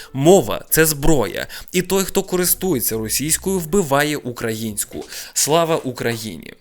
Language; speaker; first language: Ukrainian; non-native, local second language; Russian